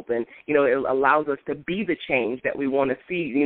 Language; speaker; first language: English; native; English